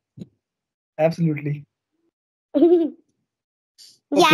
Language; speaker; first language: English; non-native, learner; Hindi